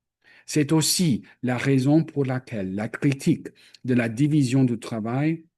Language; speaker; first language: French; non-native, fluent; English